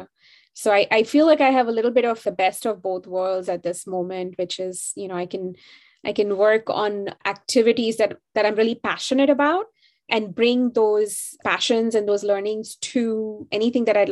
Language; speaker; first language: English; non-native, local second language; Hindi